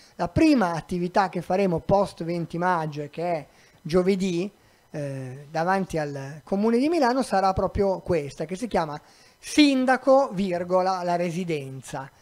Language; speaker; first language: Italian; native; Italian